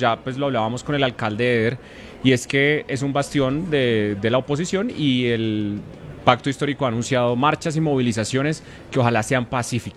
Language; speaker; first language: Spanish; native; Spanish